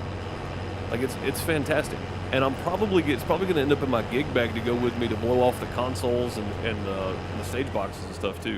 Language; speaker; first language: English; native; English